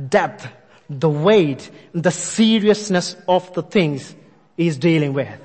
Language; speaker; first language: English; non-native, local second language; Malayalam